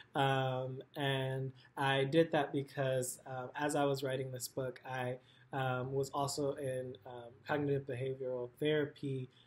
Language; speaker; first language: English; native; English